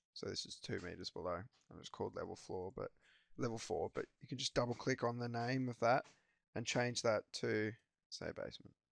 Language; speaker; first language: English; native; English